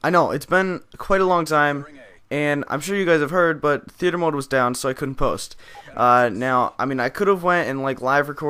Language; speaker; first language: English; native; English